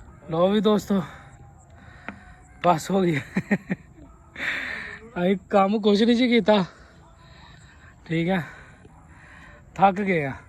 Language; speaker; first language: Hindi; non-native, local second language; Punjabi